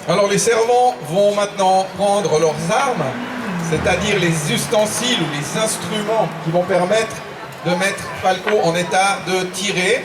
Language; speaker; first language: French; native; French